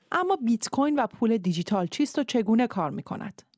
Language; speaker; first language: Persian; native; Persian